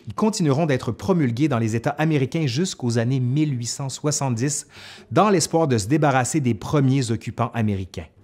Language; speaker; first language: French; native; French